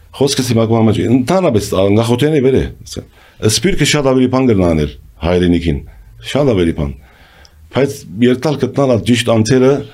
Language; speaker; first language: Armenian; early bilingual, heritage; Armenian